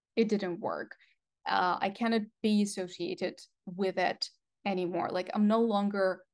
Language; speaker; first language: English; non-native, fluent; Russian